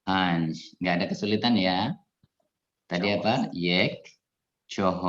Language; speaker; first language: Indonesian; native; Indonesian